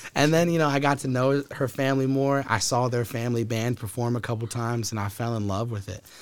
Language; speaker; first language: English; native; English